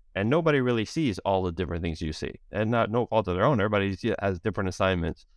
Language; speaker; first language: English; native; English